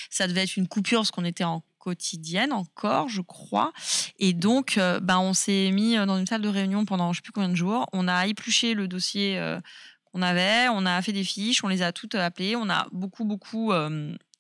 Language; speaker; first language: French; native; French